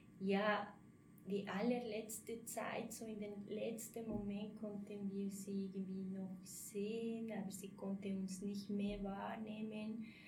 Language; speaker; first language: German; non-native, fluent; Spanish